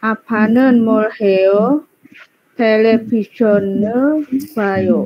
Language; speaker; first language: Korean; non-native, learner; Indonesian